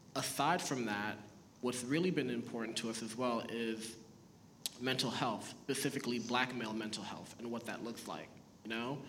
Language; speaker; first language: English; early bilingual, other home language; Haitian Creole